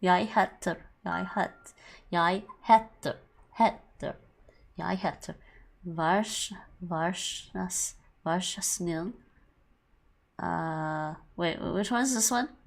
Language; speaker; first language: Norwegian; non-native, learner; English